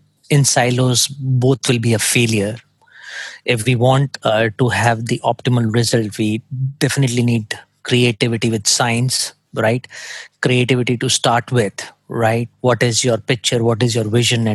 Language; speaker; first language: English; non-native, local second language; Hindi